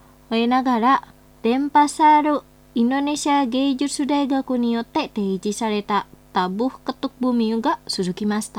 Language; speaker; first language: Japanese; non-native, fluent; Indonesian